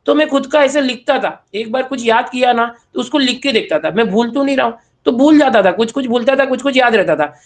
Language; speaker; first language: Hindi; non-native, local second language; Marathi